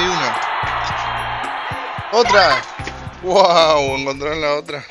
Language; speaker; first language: Spanish; native; Spanish